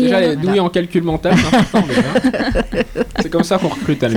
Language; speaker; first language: French; native; French